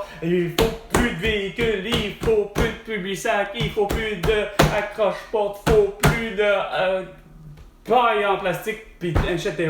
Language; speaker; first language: French; native; French